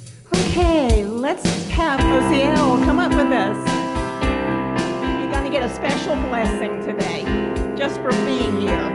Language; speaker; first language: English; native; English